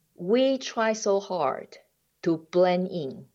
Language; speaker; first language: English; non-native, fluent; Chinese